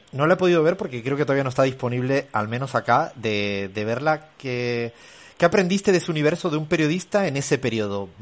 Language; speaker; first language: Spanish; native; Spanish